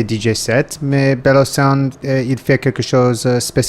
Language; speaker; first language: French; non-native, fluent; English